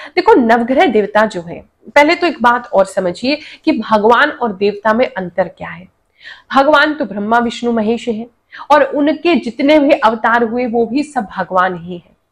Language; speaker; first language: Hindi; native; Hindi